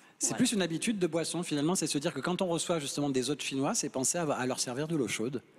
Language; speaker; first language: French; native; French